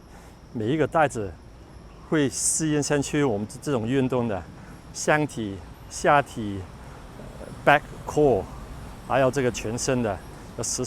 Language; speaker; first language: Chinese; non-native, local second language; Cantonese